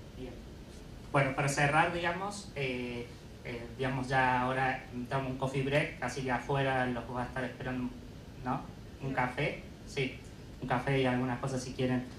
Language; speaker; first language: Spanish; native; Spanish